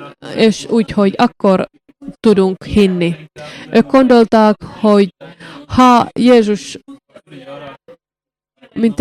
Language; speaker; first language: Hungarian; non-native, learner; Finnish